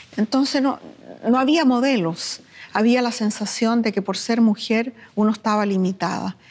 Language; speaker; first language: Spanish; native; Spanish